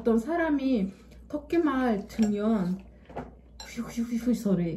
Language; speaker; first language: Korean; non-native, learner; Turkish